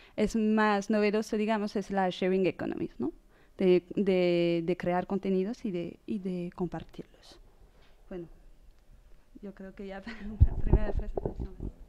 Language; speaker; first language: Spanish; non-native, fluent; French